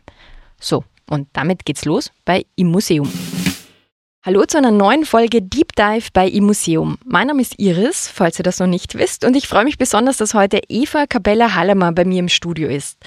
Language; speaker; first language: German; native; German